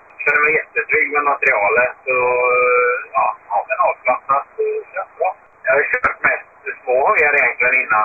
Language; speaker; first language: Swedish; native; Swedish